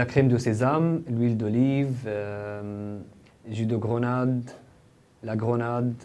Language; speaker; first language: French; non-native, fluent; Arabic